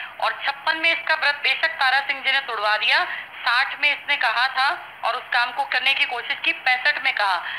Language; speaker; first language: Hindi; native; Hindi